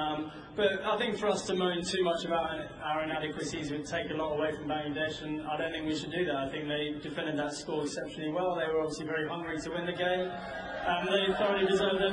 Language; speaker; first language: English; native; English